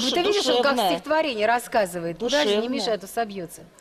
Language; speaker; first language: Russian; native; Russian